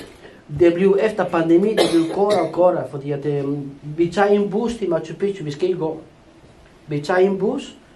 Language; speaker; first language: Danish; non-native, fluent; Spanish